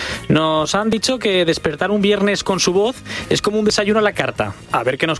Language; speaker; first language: Spanish; native; Spanish